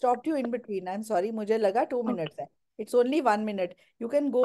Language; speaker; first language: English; non-native, local second language; Hindi